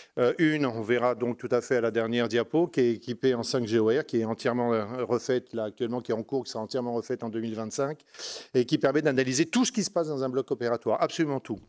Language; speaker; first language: French; native; French